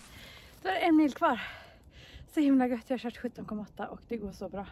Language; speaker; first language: Swedish; native; Swedish